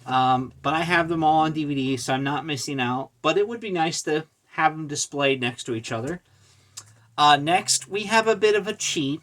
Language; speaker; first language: English; native; English